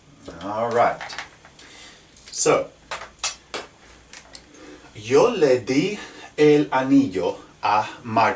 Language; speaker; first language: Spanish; non-native, fluent; English